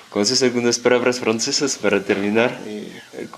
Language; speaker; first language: Spanish; non-native, fluent; French